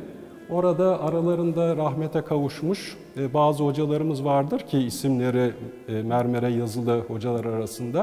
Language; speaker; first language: Turkish; native; Turkish